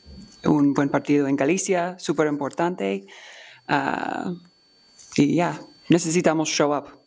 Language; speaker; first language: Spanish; non-native, learner; English